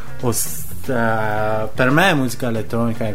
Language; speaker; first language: Italian; non-native, learner; Persian